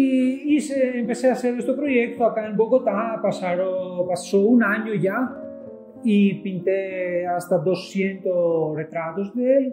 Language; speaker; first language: Spanish; non-native, fluent; Greek